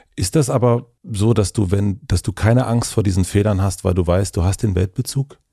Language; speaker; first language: German; native; German